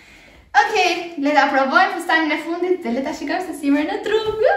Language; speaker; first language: Albanian; early bilingual, heritage; Albanian